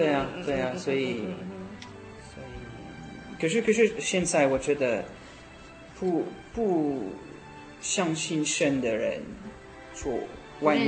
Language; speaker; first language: Chinese; non-native, learner; French